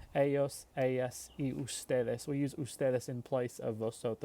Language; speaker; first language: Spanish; non-native, fluent; English